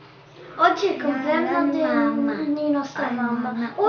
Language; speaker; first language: Italian; early bilingual, other home language; Russian